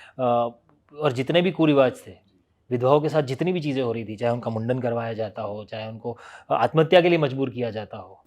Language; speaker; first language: Hindi; non-native, local second language; Gujarati